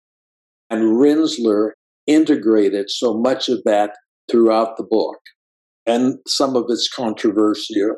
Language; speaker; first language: English; native; English